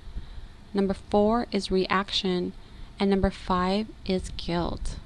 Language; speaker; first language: English; native; English